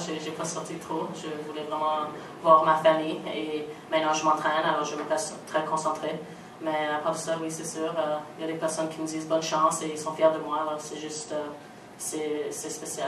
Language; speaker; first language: French; non-native, local second language; English